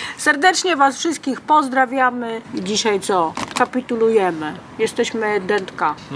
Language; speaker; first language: Polish; native; Polish